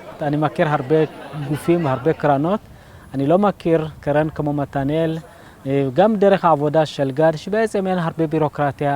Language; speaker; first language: Hebrew; native; Hebrew